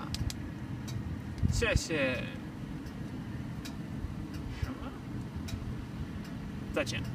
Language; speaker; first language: Chinese; non-native, learner; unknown